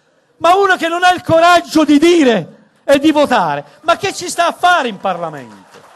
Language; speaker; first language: Italian; native; Italian